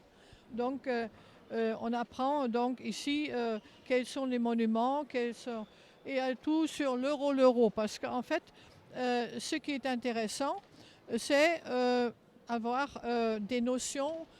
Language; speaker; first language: French; non-native, fluent; German